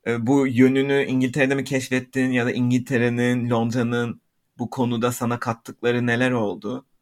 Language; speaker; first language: Turkish; native; Turkish